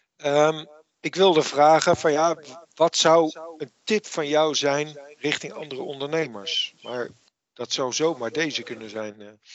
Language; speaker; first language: Dutch; native; Dutch